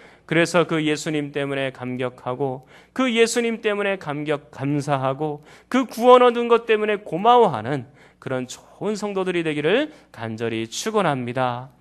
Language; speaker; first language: Korean; native; Korean